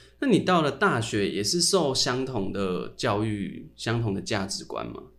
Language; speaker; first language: Chinese; native; Chinese